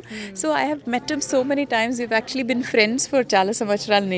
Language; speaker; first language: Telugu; non-native, local second language; Malayalam